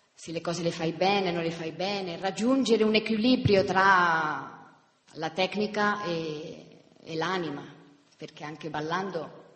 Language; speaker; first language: Italian; non-native, fluent; Spanish